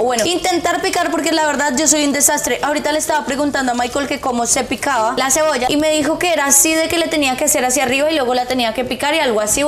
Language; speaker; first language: Spanish; native; Spanish